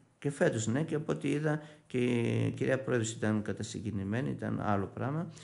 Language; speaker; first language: Greek; native; Greek